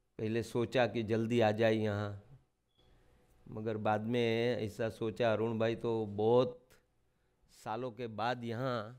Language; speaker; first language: Hindi; non-native, local second language; Gujarati